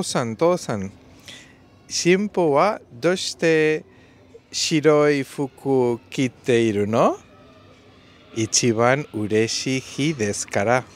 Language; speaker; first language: Japanese; non-native, learner; Spanish